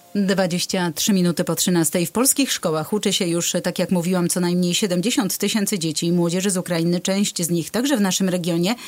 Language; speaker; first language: Polish; native; Polish